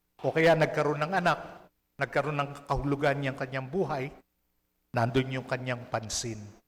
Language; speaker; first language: Filipino; native; Filipino